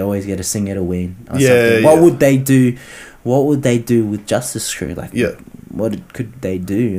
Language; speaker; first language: English; native; English